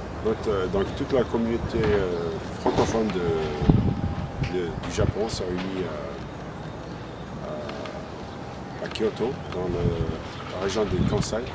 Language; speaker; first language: French; non-native, local second language; Kabyle